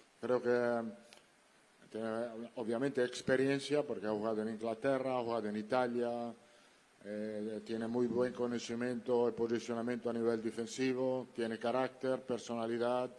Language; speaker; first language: Spanish; non-native, fluent; Italian